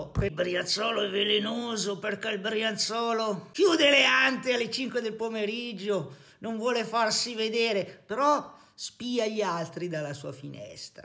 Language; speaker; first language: Italian; native; Italian